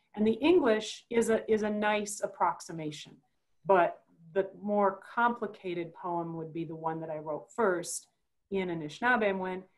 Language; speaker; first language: English; native; English